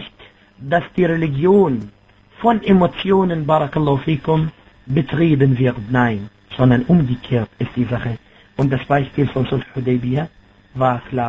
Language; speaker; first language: German; non-native, fluent; Arabic